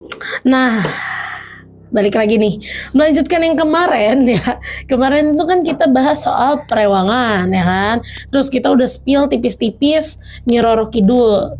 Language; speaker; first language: Indonesian; native; Indonesian